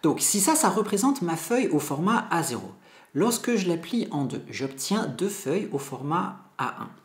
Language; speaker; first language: French; native; French